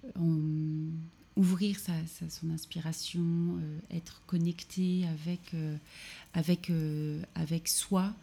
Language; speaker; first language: French; native; French